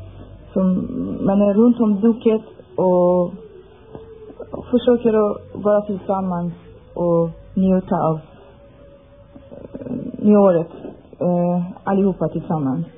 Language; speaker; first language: Swedish; non-native, fluent; Persian